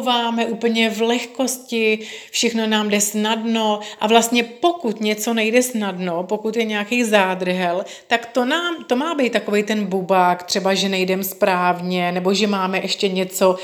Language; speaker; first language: Czech; native; Czech